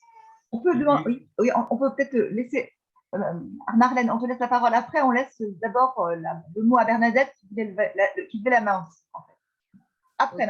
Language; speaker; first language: French; native; French